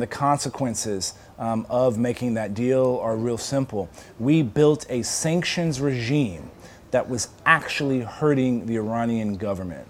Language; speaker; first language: English; native; English